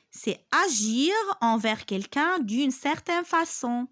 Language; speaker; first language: French; non-native, local second language; Arabic